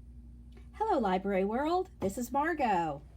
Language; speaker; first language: English; native; English